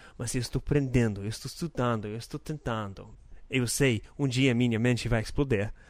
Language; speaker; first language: Portuguese; non-native, learner; English